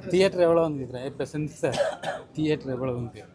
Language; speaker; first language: Tamil; non-native, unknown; Malayalam